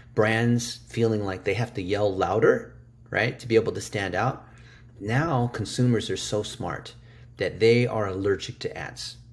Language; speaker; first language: English; early bilingual, other home language; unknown